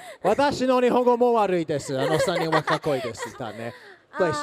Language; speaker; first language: Japanese; non-native, learner; English